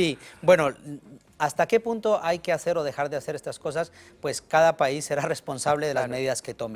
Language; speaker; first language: Spanish; native; Spanish